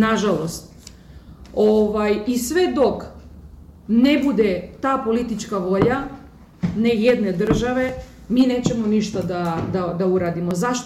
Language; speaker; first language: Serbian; non-native, local second language; Macedonian